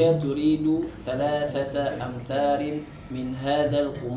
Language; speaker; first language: Arabic; non-native, learner; Indonesian